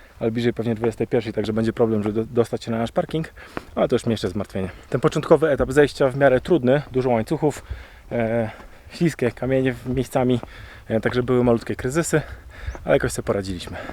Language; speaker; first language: Polish; native; Polish